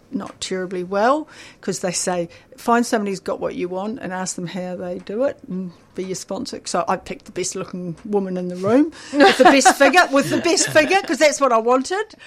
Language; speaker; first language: English; native; English